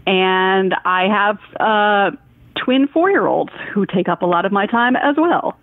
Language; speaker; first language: English; native; English